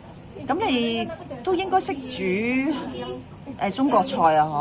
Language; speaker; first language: Cantonese; native; Cantonese